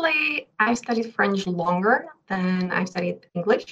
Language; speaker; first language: English; non-native, fluent; Czech